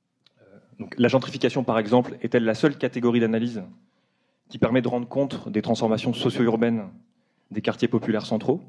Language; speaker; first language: French; native; French